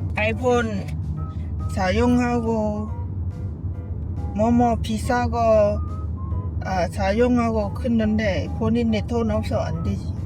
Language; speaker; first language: Korean; non-native, learner; Lao